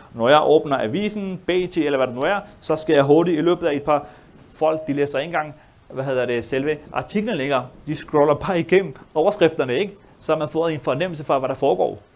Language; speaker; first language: Danish; early bilingual, other home language; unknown